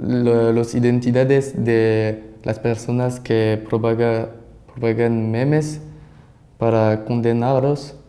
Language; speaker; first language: Spanish; non-native, learner; French